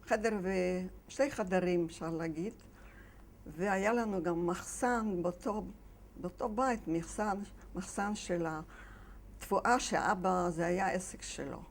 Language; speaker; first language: Hebrew; non-native, fluent; Yiddish